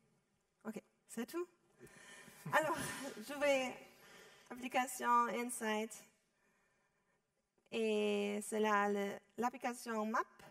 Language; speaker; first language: French; non-native, learner; German